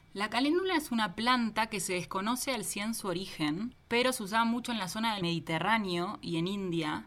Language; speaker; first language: Spanish; native; Spanish